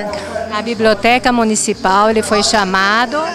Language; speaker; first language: Portuguese; native; Portuguese